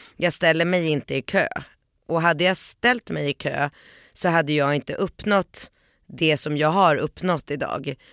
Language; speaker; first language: Swedish; early bilingual, other home language; Polish